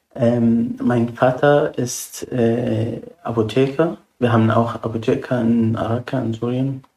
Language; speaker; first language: German; non-native, fluent; Arabic